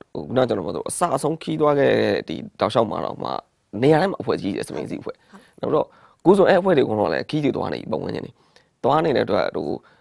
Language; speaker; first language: Burmese; native; Burmese